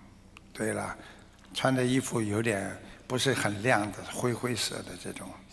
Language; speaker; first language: Chinese; non-native, local second language; Wu Chinese